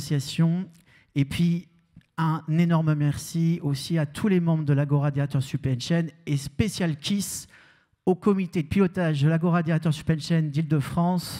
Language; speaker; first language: French; native; French